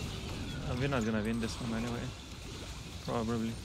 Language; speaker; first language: English; non-native, fluent; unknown